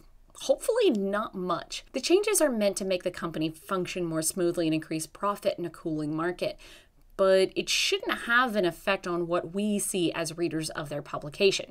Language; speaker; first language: English; native; English